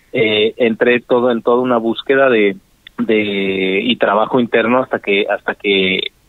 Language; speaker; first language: Spanish; native; Spanish